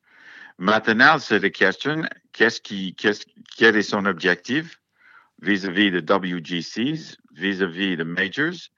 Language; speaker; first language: French; non-native, fluent; English